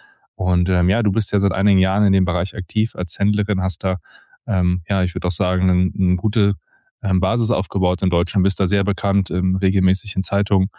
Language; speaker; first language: German; native; German